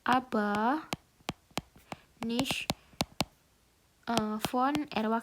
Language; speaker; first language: German; non-native, fluent; Indonesian